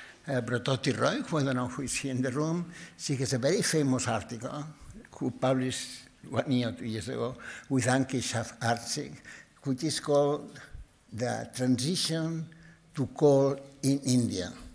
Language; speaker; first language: English; non-native, fluent; Catalan